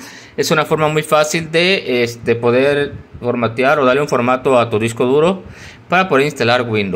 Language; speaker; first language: Spanish; native; Spanish